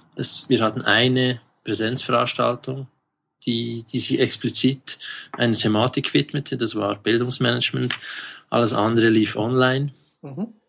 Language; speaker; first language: German; native; German